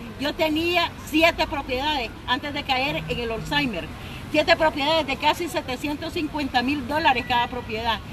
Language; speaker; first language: Spanish; native; Spanish